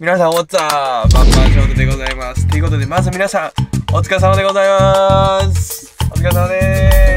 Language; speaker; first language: Japanese; native; Japanese